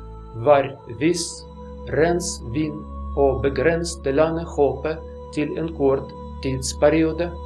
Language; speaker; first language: Norwegian; non-native, learner; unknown